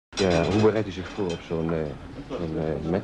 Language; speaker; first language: Dutch; native; Dutch